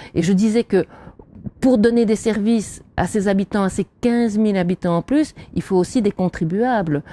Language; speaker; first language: French; native; French